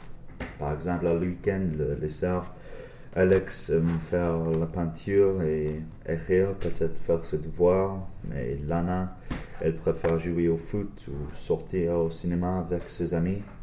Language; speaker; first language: French; non-native, learner; English